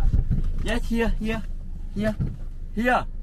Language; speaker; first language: English; non-native, learner; Vietnamese